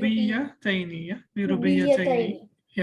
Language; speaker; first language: Arabic; non-native, fluent; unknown